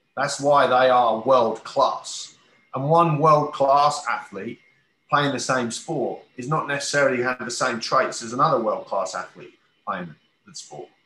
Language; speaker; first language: English; native; English